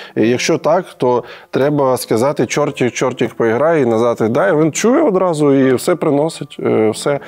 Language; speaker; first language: Ukrainian; non-native, local second language; Russian